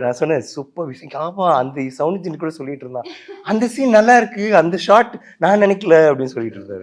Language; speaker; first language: Tamil; native; Tamil